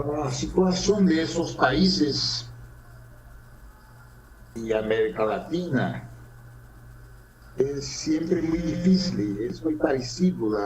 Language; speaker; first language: Spanish; non-native, fluent; Portuguese